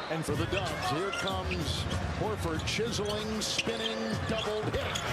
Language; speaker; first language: English; native; English